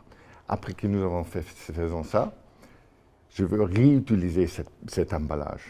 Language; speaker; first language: French; non-native, fluent; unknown